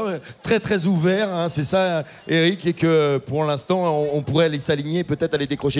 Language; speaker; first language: French; native; French